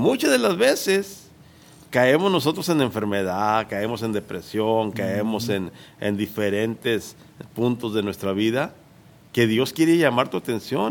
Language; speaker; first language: Spanish; native; Spanish